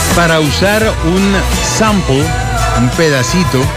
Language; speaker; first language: Spanish; native; Spanish